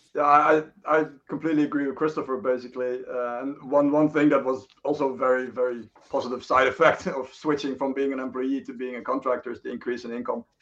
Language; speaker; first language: English; non-native, fluent; Dutch